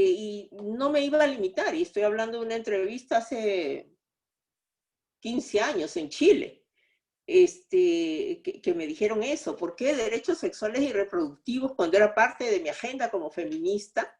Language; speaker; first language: Spanish; native; Spanish